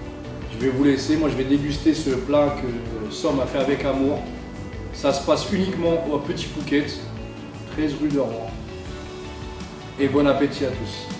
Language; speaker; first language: French; native; French